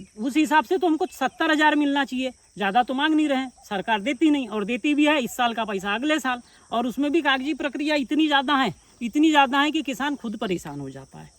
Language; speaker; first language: Hindi; native; Hindi